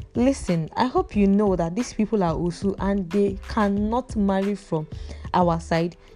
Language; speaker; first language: English; non-native, local second language; Igbo